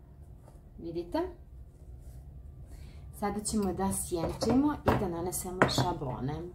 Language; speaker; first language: Croatian; native; Croatian